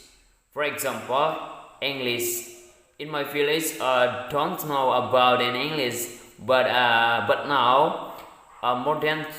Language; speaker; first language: English; non-native, learner; Indonesian